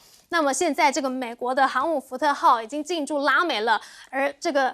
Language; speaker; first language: Chinese; native; Chinese